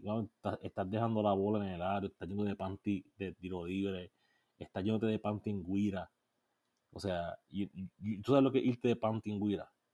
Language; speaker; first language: Spanish; native; Spanish